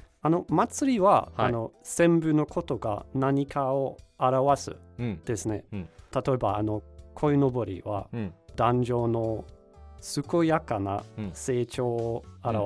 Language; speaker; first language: Japanese; non-native, learner; Danish